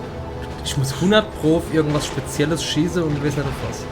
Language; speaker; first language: German; native; German